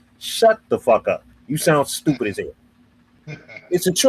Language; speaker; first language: English; native; English